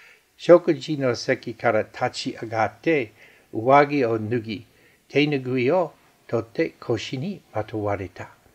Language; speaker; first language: Japanese; non-native, fluent; English